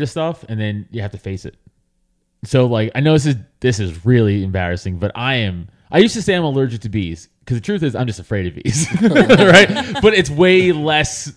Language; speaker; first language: English; native; English